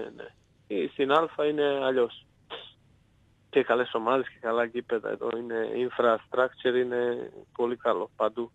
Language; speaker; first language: Greek; non-native, fluent; Serbian